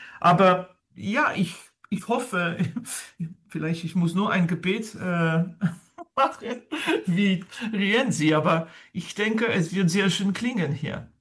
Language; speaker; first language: German; non-native, fluent; French